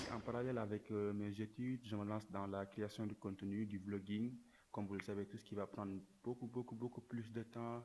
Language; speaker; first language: French; non-native, local second language; Wolof